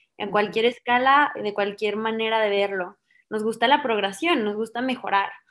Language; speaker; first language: Spanish; native; Spanish